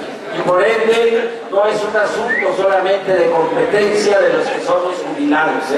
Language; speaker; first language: Spanish; native; Spanish